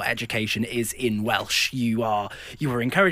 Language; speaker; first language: English; native; English